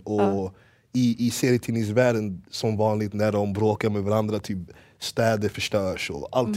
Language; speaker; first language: Swedish; early bilingual, other home language; English